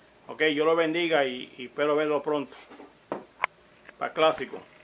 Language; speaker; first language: Spanish; early bilingual, heritage; Spanish